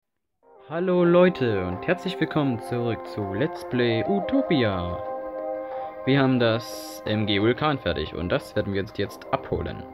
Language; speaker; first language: German; native; German